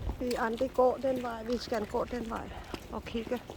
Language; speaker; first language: Danish; non-native, learner; Thai